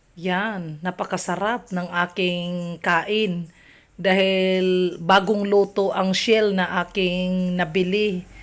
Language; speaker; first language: Filipino; non-native, local second language; Cebuano